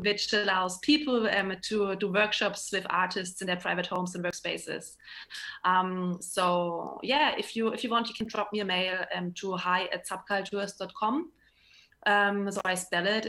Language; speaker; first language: English; non-native, fluent; German